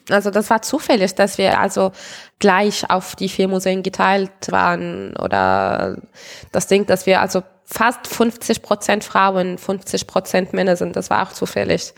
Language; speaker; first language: German; non-native, fluent; Arabic